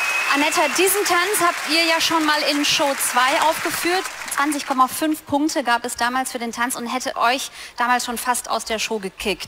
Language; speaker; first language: German; native; German